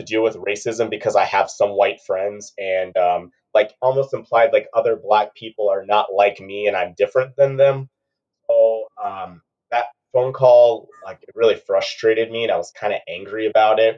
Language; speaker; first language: English; native; English